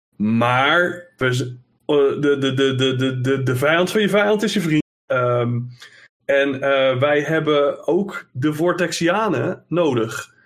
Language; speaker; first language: Dutch; native; Dutch